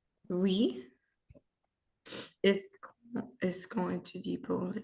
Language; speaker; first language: French; non-native, learner; Spanish